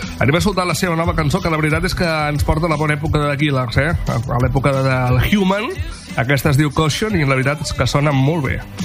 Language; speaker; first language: Catalan; native; Catalan